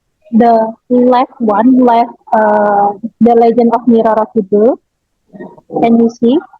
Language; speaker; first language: English; non-native, learner; Indonesian